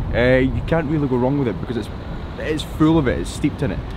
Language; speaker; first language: English; native; English